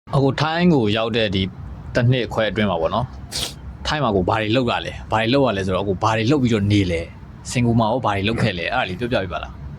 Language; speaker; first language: Burmese; native; Burmese